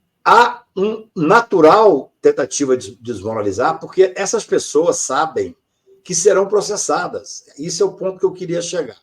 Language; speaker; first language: Portuguese; native; Portuguese